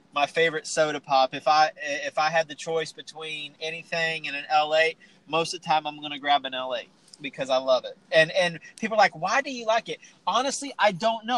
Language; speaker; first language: English; native; English